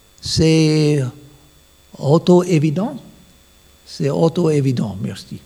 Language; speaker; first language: French; non-native, fluent; English